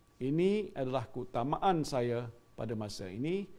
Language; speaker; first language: Malay; native; Malay